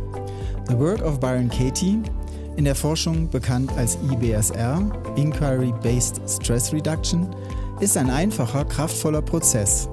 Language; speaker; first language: German; native; German